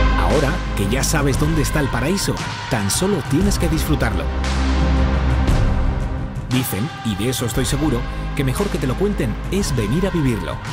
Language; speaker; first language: Spanish; native; Spanish